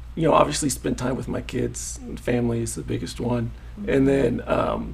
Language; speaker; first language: English; native; English